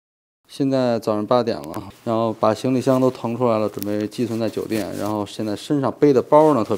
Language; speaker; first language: Chinese; native; Chinese